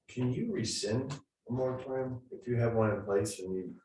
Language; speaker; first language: English; native; English